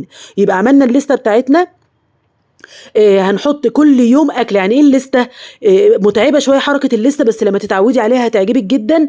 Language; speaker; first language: Arabic; native; Arabic